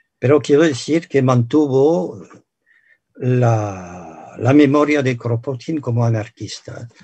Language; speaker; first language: Spanish; non-native, fluent; French